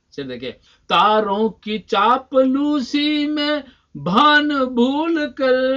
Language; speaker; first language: Hindi; non-native, local second language; Rajasthani